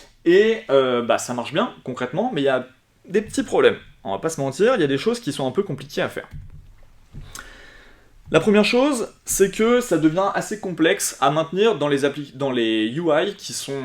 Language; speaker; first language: French; native; French